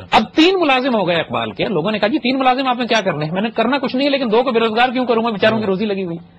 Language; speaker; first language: Urdu; native; Urdu